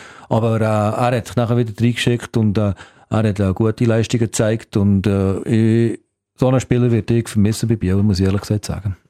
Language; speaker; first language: German; native; German